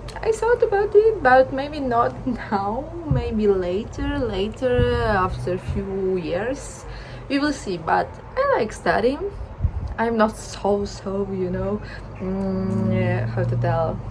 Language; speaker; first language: English; non-native, learner; Ukrainian